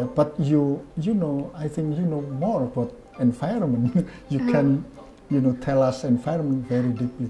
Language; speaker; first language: English; non-native, fluent; Indonesian